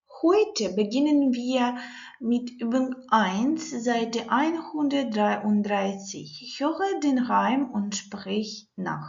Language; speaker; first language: German; non-native, fluent; Ukrainian